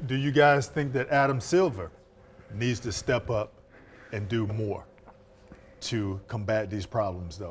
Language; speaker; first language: English; native; English